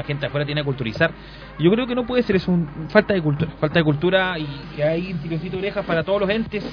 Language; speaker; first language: Spanish; native; Spanish